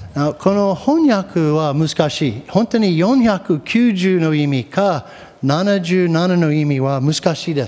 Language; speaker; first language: Japanese; non-native, fluent; English